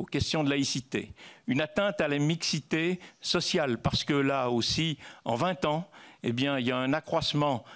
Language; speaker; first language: French; native; French